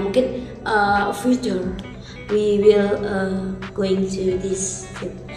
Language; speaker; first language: English; non-native, learner; Indonesian